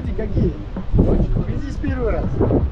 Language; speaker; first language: Russian; non-native, fluent; Uzbek